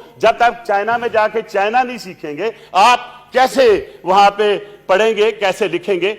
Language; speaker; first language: Urdu; non-native, local second language; Punjabi